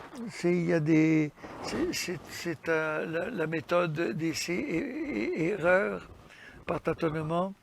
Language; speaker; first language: French; non-native, fluent; English